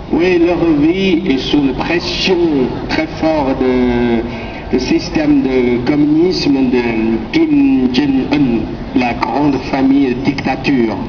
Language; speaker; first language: French; non-native, learner; Korean